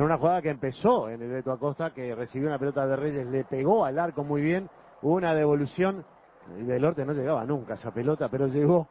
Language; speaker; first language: Spanish; native; Spanish